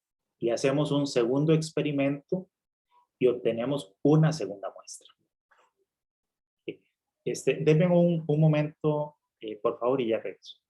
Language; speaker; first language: Spanish; native; Spanish